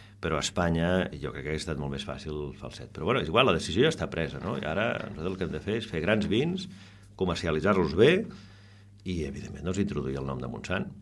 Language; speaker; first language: Catalan; non-native, local second language; Spanish